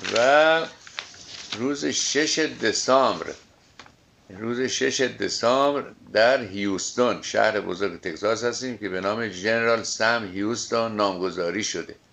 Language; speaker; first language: Persian; native; Persian